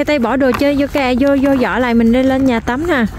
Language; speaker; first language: Vietnamese; native; Vietnamese